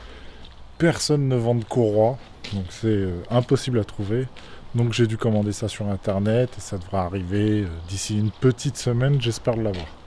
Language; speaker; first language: French; native; French